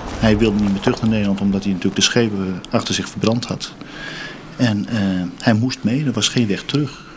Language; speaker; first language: Dutch; native; Dutch